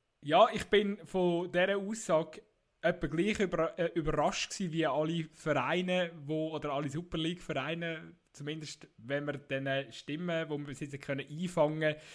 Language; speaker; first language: German; native; German